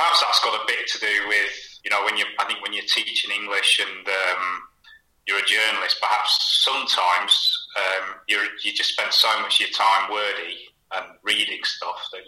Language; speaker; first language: English; native; English